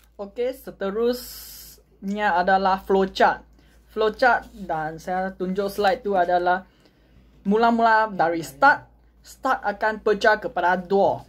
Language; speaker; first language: Malay; non-native, local second language; Chinese